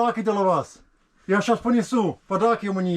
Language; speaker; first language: Russian; non-native, learner; English